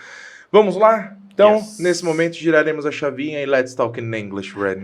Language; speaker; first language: Portuguese; native; Portuguese